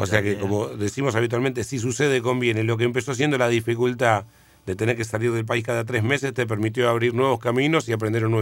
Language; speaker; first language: Spanish; native; Spanish